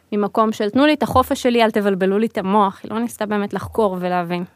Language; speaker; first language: Hebrew; early bilingual, other home language; Russian